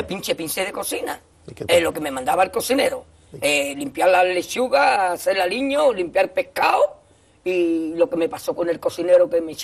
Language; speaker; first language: Spanish; native; Spanish